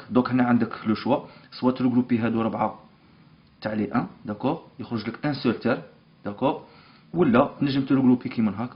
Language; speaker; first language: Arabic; native; Arabic